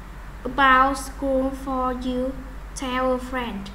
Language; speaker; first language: English; non-native, learner; Vietnamese